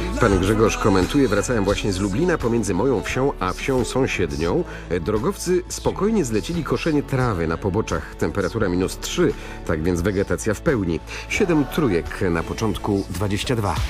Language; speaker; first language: Polish; native; Polish